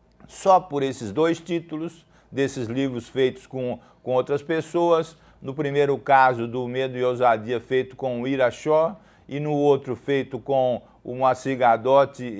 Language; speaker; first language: Portuguese; native; Portuguese